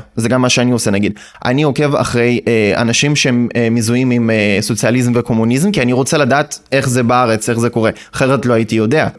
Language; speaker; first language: Hebrew; non-native, fluent; Russian